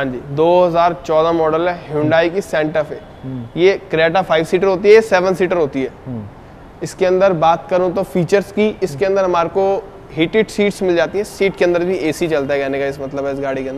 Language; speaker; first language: Hindi; native; Hindi